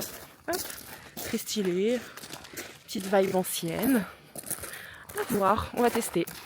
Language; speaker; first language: French; native; French